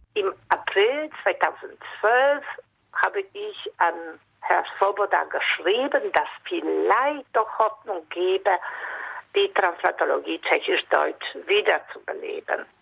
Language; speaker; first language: German; non-native, fluent; Polish